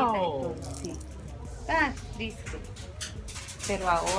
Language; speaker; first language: Spanish; non-native, local second language; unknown